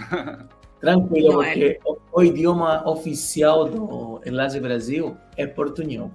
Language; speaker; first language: Spanish; native; Spanish